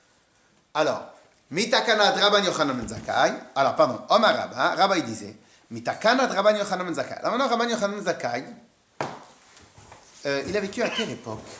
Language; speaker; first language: French; native; French